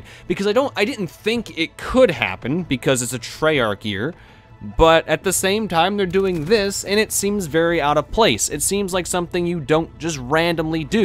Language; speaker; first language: English; native; English